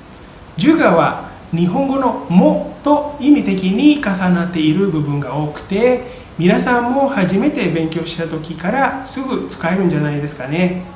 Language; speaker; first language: Japanese; non-native, fluent; Indonesian